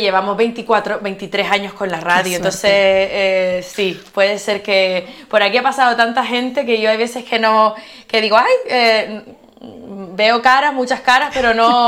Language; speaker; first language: Spanish; native; Spanish